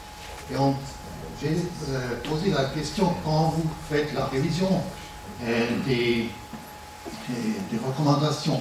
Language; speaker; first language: French; non-native, local second language; German